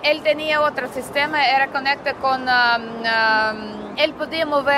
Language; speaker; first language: Spanish; non-native, learner; Russian